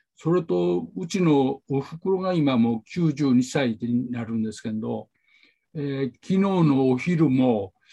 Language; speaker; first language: Japanese; native; Japanese